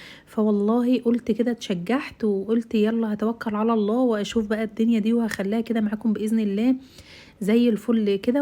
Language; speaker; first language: Arabic; native; Arabic